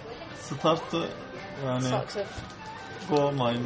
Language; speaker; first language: English; non-native, learner; Turkish